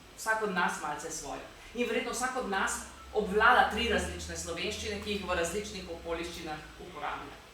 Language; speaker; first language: Slovenian; native; Slovenian